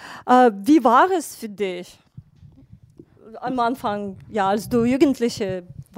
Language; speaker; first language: German; non-native, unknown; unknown